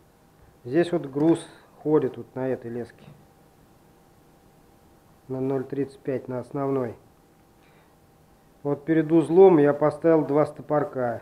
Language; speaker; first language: Russian; native; Russian